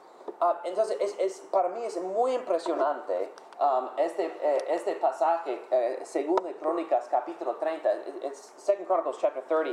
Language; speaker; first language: Spanish; non-native, fluent; English